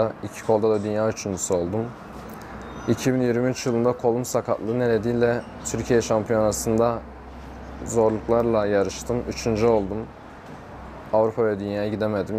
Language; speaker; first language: Turkish; native; Turkish